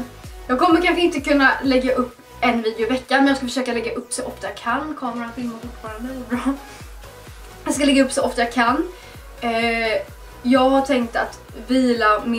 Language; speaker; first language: Swedish; native; Swedish